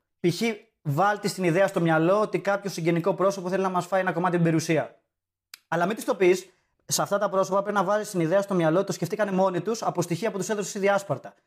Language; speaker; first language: Greek; native; Greek